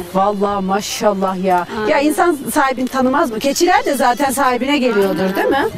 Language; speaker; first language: Turkish; native; Turkish